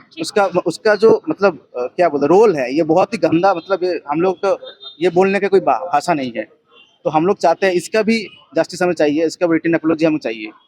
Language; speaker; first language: Hindi; non-native, local second language; Bangla